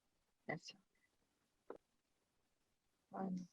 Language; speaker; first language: Spanish; non-native, fluent; Russian